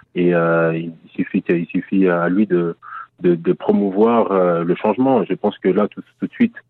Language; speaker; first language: French; native; French